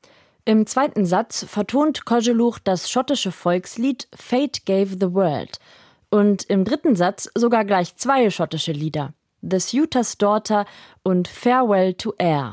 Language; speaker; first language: German; native; German